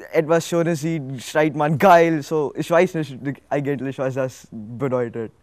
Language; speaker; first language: German; non-native, learner; Hindi